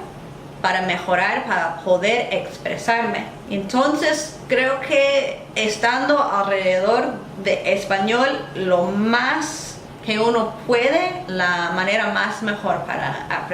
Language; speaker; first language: Spanish; non-native, fluent; English